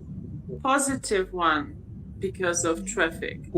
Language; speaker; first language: English; non-native, fluent; Russian